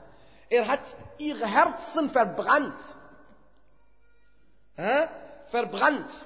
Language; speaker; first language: German; non-native, fluent; Arabic